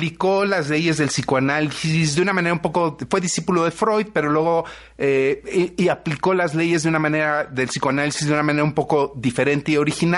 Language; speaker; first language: Spanish; native; Spanish